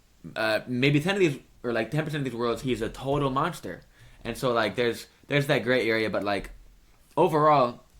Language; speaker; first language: English; native; English